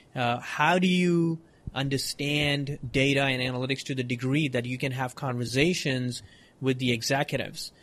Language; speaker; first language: English; non-native, local second language; Hindi